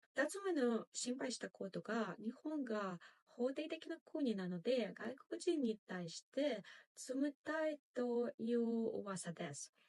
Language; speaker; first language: Japanese; non-native, fluent; Ukrainian